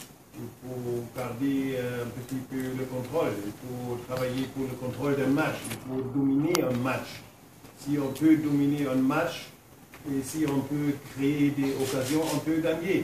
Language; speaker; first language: French; non-native, fluent; German